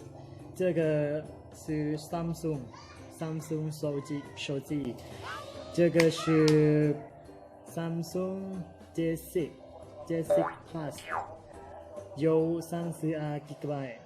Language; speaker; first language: Chinese; non-native, learner; Lao